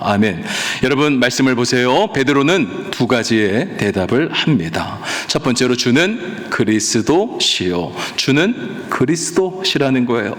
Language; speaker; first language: Korean; native; Korean